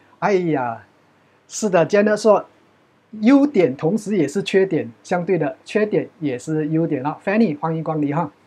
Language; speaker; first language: Chinese; native; Chinese